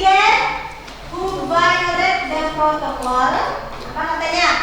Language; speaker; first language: English; non-native, learner; Indonesian